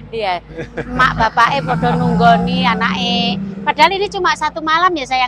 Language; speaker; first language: Indonesian; native; Indonesian